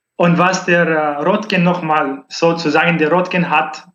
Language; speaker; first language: German; non-native, learner; Arabic